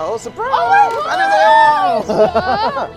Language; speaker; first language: Korean; non-native, learner; English